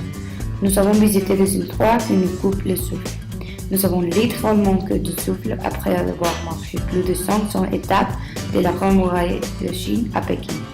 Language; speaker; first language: French; non-native, learner; Spanish